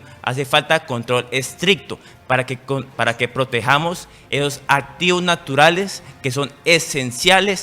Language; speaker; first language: Spanish; native; Spanish